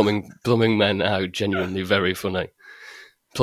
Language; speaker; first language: English; native; English